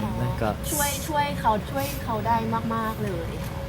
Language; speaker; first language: Thai; native; Thai